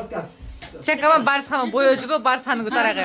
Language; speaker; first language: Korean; non-native, fluent; Kazakh